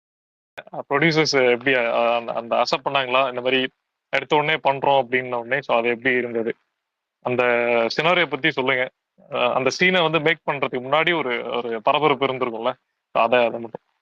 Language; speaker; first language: Tamil; native; Tamil